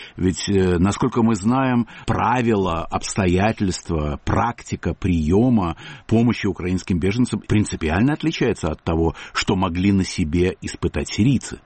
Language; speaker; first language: Russian; native; Russian